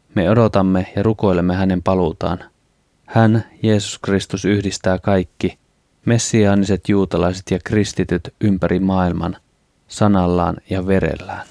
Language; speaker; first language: Finnish; native; Finnish